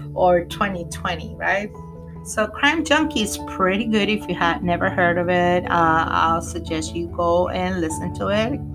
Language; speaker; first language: English; non-native, local second language; Spanish